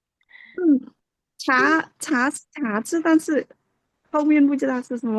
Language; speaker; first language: Chinese; non-native, learner; Khmer